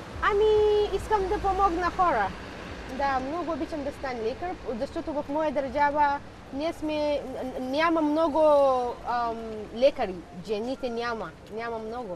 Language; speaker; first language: Bulgarian; non-native, learner; Hausa